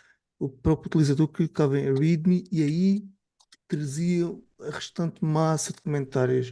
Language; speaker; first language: Portuguese; native; Portuguese